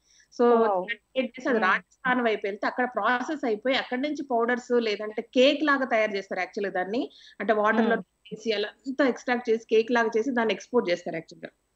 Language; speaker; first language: Telugu; native; Telugu